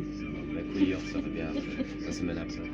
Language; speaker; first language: French; early bilingual, heritage; English